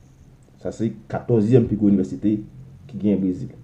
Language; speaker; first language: French; non-native, local second language; Haitian Creole